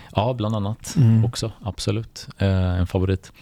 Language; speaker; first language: Swedish; early bilingual, other home language; Bosnian